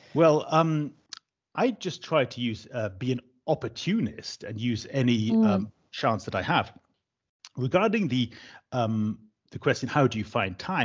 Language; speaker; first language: English; native; English